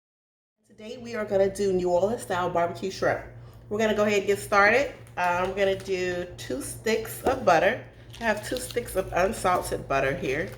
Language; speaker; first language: English; native; English